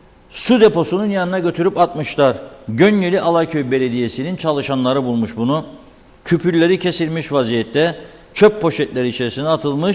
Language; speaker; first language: Turkish; native; Turkish